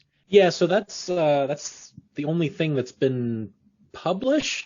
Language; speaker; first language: English; native; English